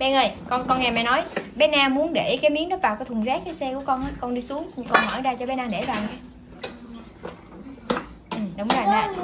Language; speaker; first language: Vietnamese; native; Vietnamese